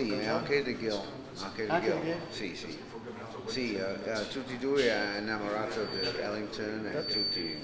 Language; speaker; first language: Italian; non-native, learner; English